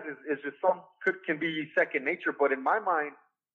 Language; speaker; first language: English; native; English